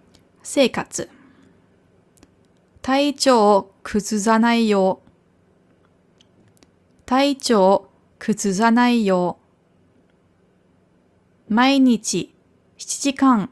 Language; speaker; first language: Japanese; non-native, fluent; German